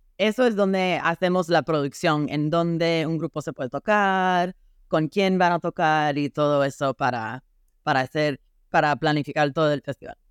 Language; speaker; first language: Spanish; non-native, fluent; English